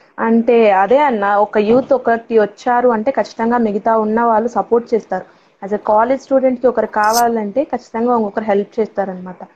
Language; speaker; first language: Telugu; non-native, local second language; Tamil